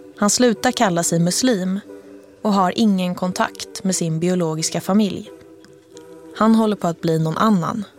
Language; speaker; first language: Swedish; native; Swedish